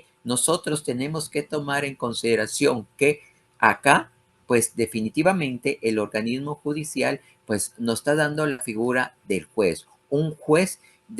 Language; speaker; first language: Spanish; native; Spanish